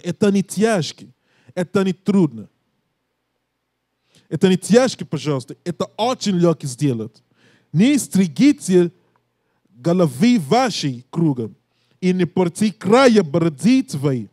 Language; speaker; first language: Russian; non-native, learner; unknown